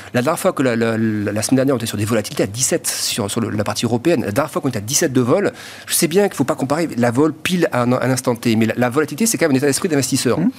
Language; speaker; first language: French; native; French